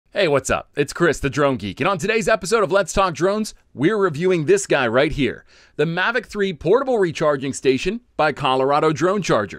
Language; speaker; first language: English; native; English